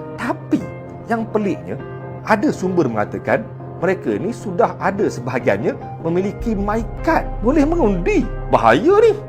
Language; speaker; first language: Malay; native; Malay